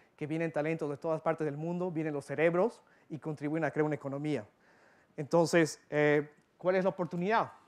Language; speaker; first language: Spanish; early bilingual, other home language; English